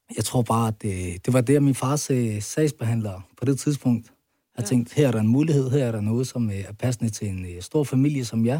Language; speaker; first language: Danish; early bilingual, other home language; Arabic